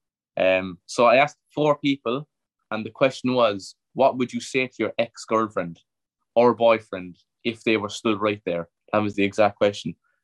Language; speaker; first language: English; native; English